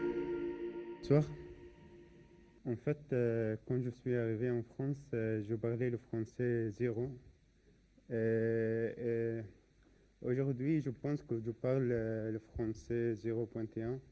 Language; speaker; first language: French; non-native, learner; Arabic